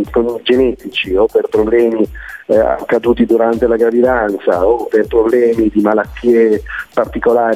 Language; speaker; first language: Italian; native; Italian